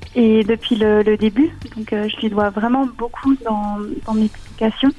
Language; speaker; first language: French; native; French